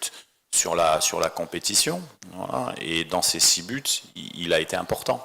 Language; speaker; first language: French; native; French